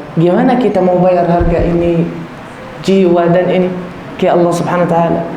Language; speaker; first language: Indonesian; non-native, learner; Arabic